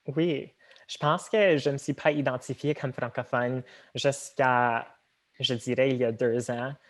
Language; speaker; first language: French; non-native, local second language; Tamil